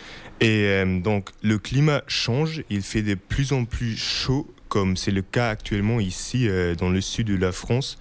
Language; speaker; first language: French; non-native, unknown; German